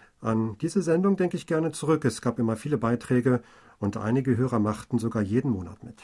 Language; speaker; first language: German; native; German